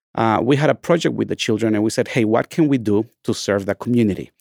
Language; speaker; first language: English; non-native, fluent; Spanish